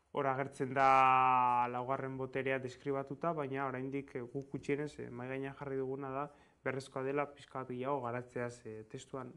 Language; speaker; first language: Basque; non-native, local second language; Spanish